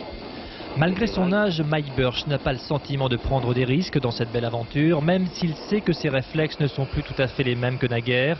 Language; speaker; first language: French; native; French